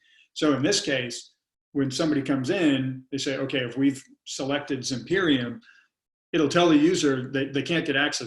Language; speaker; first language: English; native; English